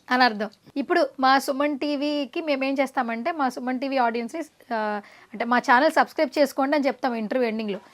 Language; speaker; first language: Telugu; native; Telugu